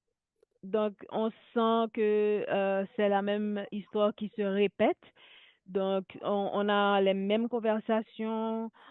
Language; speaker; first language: French; non-native, local second language; Haitian Creole